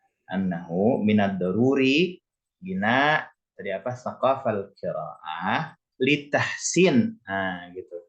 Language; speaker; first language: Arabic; non-native, fluent; Indonesian